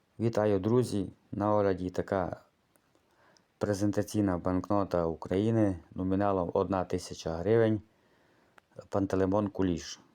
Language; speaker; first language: Ukrainian; native; Ukrainian